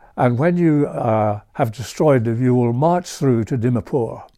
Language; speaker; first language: English; native; English